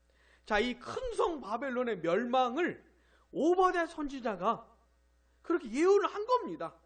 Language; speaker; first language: Korean; native; Korean